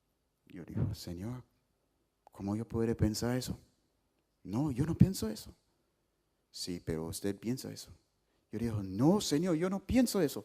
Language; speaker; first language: Spanish; non-native, fluent; English